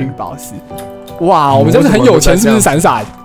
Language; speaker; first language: Chinese; native; Chinese